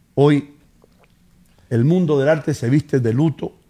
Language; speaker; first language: Spanish; early bilingual, heritage; Spanish